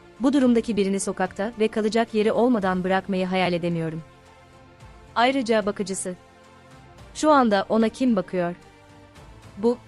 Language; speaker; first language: Turkish; native; Turkish